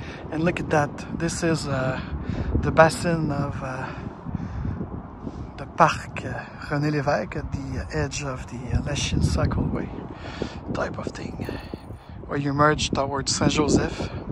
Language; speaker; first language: English; non-native, fluent; French